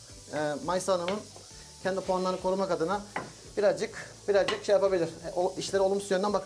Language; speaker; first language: Turkish; native; Turkish